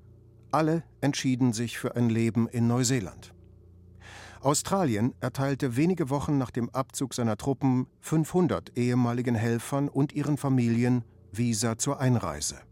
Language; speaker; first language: German; native; German